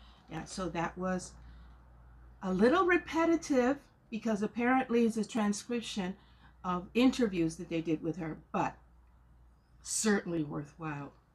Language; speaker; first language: English; non-native, local second language; Spanish